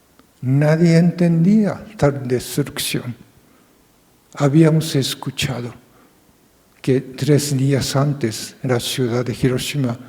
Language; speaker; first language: Spanish; non-native, fluent; Japanese